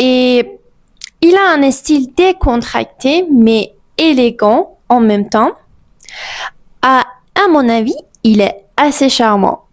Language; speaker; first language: French; non-native, fluent; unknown